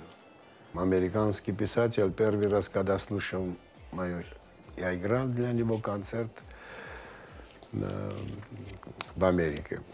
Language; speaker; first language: Russian; non-native, local second language; Armenian